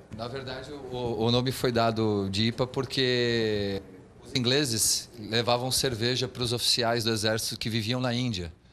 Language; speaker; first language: Portuguese; native; Portuguese